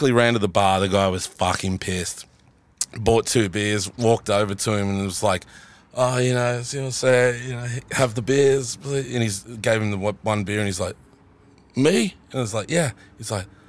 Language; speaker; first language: English; native; English